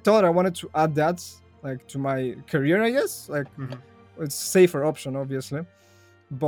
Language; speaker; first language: English; non-native, fluent; Bulgarian